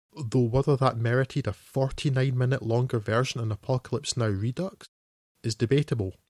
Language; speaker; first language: English; native; English